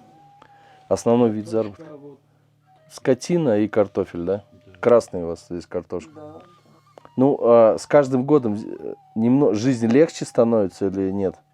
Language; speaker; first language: Russian; native; Russian